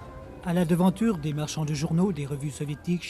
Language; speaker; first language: French; native; French